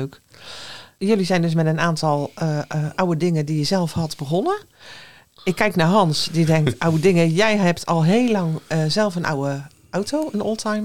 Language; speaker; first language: Dutch; native; Dutch